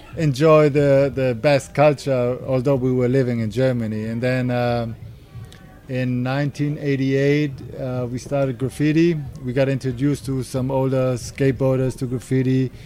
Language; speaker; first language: English; non-native, fluent; German